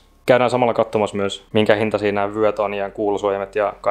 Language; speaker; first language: Finnish; native; Finnish